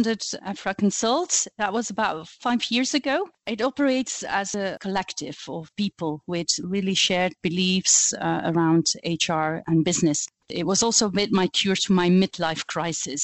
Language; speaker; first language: English; non-native, fluent; Dutch